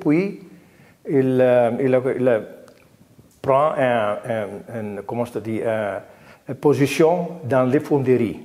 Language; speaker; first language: French; non-native, learner; Greek